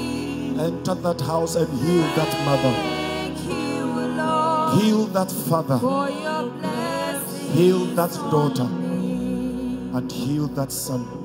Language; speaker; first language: English; non-native, local second language; Ga